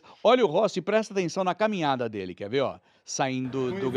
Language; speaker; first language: Portuguese; native; Portuguese